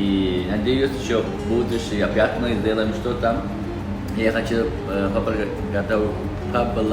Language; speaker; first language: Russian; non-native, learner; Azerbaijani